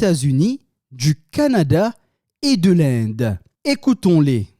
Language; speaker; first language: French; native; French